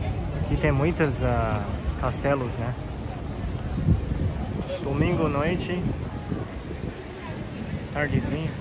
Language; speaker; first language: Portuguese; non-native, fluent; Chinese